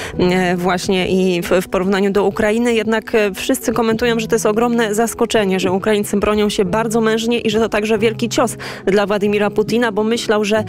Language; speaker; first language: Polish; native; Polish